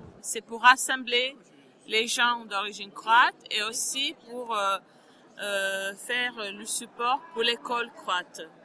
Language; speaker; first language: French; non-native, fluent; Croatian